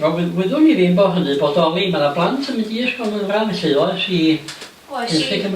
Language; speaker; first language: Welsh; native; Welsh